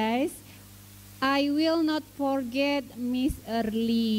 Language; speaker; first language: English; non-native, learner; Indonesian